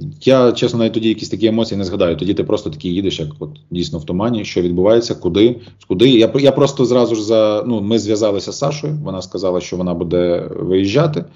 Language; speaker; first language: Ukrainian; native; Ukrainian